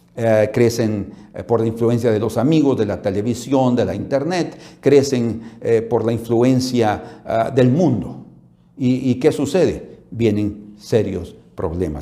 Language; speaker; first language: Spanish; native; Spanish